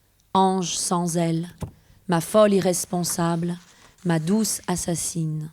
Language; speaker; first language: French; early bilingual, other home language; Persian